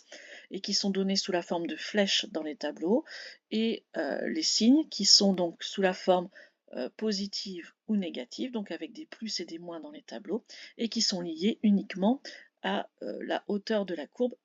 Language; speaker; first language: French; native; French